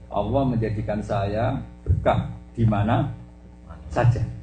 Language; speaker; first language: Indonesian; native; Indonesian